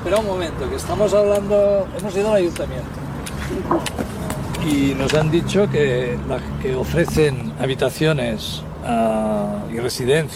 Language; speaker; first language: Spanish; native; Spanish